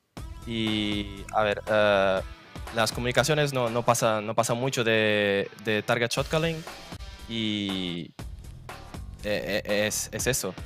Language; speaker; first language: Spanish; non-native, learner; Portuguese